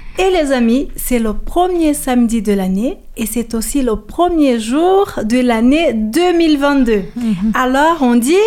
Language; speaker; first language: French; native; French